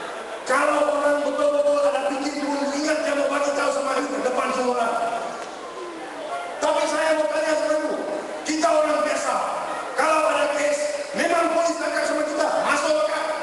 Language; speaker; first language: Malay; non-native, local second language; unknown